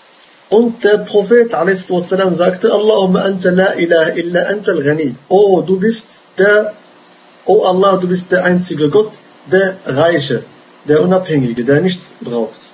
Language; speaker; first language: German; non-native, fluent; Arabic